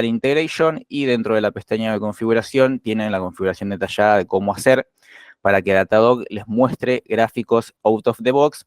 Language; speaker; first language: Spanish; native; Spanish